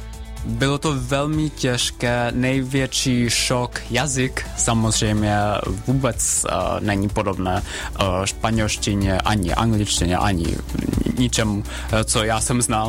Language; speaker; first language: Czech; non-native, fluent; Spanish